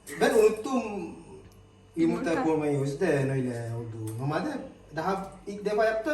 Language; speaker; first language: Turkish; non-native, learner; Indonesian